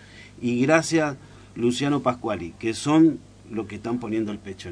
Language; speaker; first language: Spanish; native; Spanish